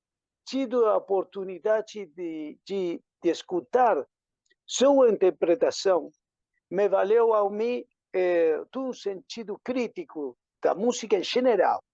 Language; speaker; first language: Portuguese; non-native, learner; Spanish